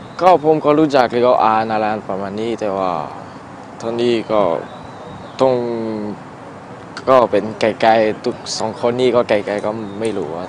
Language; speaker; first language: Thai; non-native, learner; French